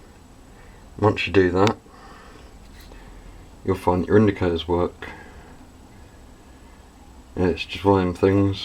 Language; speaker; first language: English; native; English